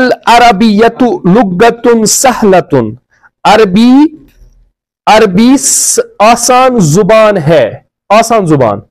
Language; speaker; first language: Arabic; non-native, fluent; Kashmiri